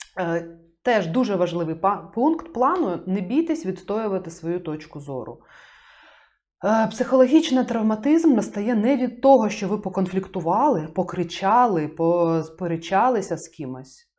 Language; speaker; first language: Ukrainian; native; Ukrainian